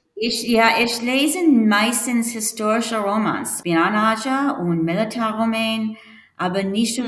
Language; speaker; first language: German; non-native, learner; English